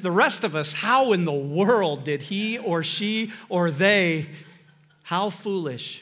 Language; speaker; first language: English; native; English